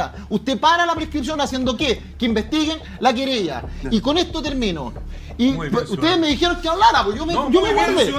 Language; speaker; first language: Spanish; native; Spanish